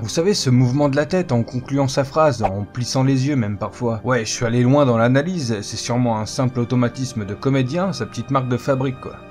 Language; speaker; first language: French; native; French